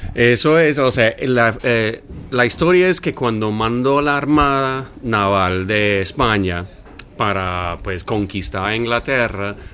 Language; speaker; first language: Spanish; non-native, fluent; English